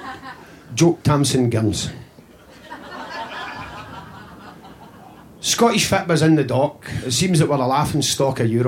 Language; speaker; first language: English; native; English